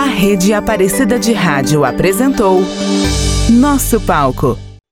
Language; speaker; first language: Portuguese; native; Portuguese